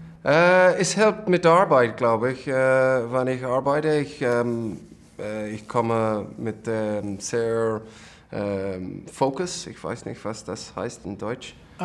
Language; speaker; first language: German; non-native, learner; English